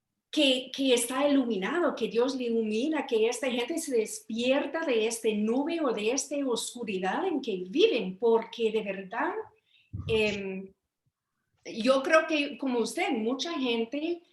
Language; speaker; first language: Spanish; early bilingual, heritage; Spanish